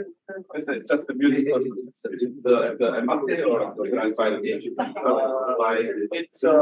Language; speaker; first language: English; non-native, learner; Czech